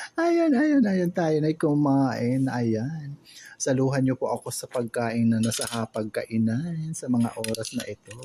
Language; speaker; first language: Filipino; non-native, local second language; Waray